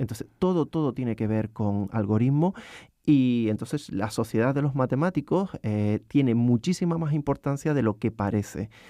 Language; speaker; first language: Spanish; native; Spanish